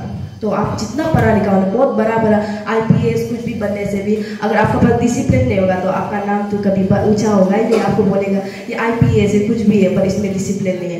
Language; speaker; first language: Hindi; non-native, local second language; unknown